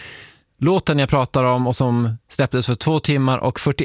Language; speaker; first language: Swedish; native; Swedish